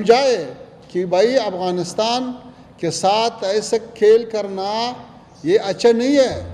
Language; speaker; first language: Hindi; non-native, fluent; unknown